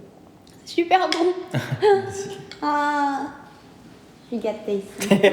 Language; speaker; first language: French; non-native, learner; Korean